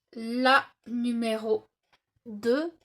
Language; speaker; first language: French; native; French